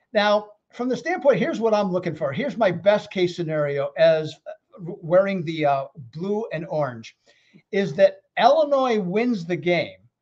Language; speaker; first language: English; native; English